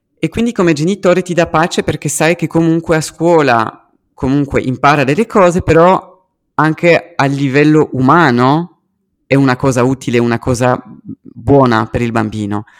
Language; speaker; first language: Italian; early bilingual, heritage; French